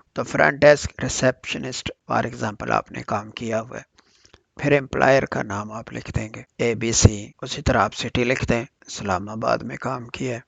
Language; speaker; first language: Urdu; native; Urdu